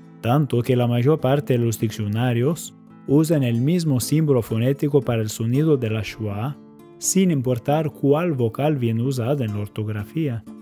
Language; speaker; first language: Spanish; non-native, fluent; English